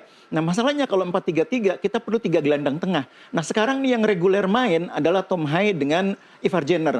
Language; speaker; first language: Indonesian; native; Indonesian